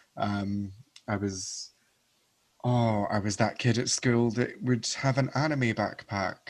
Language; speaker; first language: English; native; English